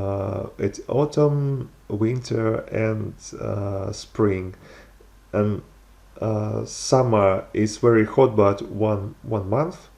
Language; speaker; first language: English; non-native, learner; Russian